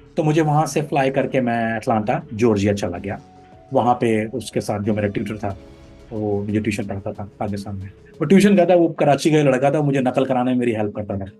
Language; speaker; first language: Urdu; native; Urdu